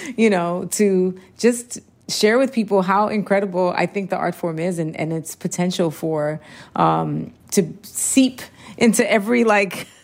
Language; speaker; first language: English; early bilingual, other home language; Spanish